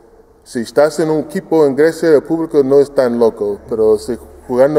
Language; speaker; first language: Spanish; non-native, fluent; English